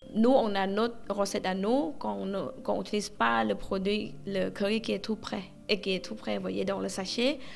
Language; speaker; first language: French; non-native, learner; Thai